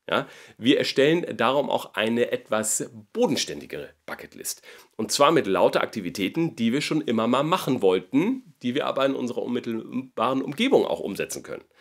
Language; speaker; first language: German; native; German